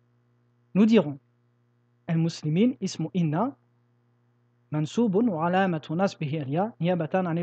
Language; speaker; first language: Arabic; non-native, fluent; French